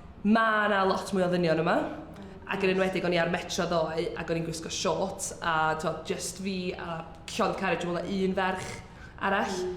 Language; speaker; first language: Welsh; native; Welsh